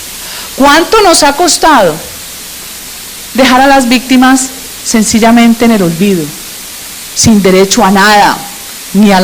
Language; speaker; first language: Spanish; native; Spanish